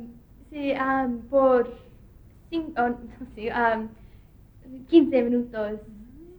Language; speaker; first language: Spanish; non-native, learner; English